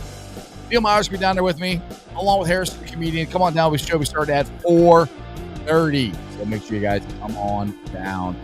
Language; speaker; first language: English; native; English